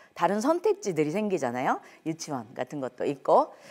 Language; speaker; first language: Korean; native; Korean